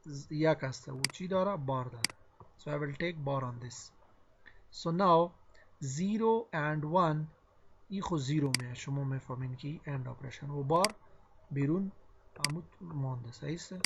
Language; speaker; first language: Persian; non-native, local second language; Pashto